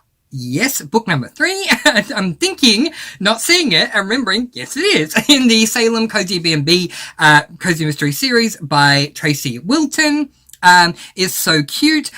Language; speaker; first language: English; native; English